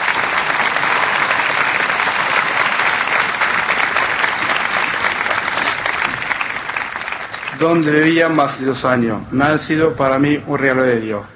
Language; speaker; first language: Spanish; non-native, fluent; Arabic